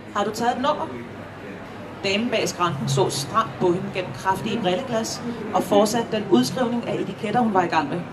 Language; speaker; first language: German; non-native, fluent; Danish